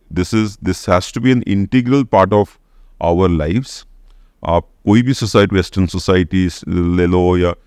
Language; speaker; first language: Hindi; non-native, local second language; Odia